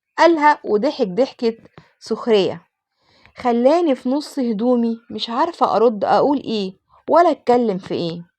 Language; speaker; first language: Egyptian Arabic; native; Egyptian Arabic